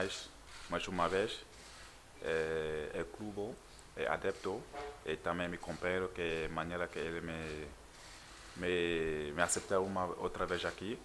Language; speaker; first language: Portuguese; non-native, learner; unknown